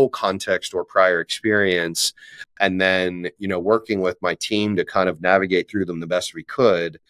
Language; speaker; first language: English; native; English